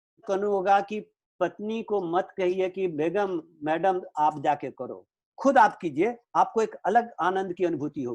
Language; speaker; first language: Hindi; native; Hindi